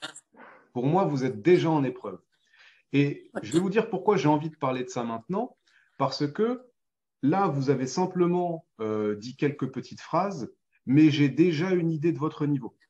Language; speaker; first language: French; native; French